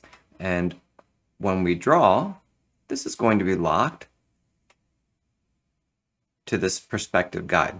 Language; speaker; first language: English; native; English